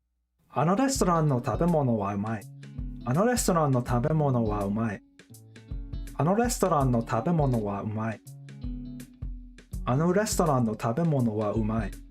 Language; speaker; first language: Japanese; non-native, learner; English